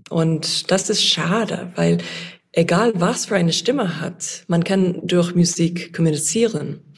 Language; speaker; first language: German; non-native, fluent; English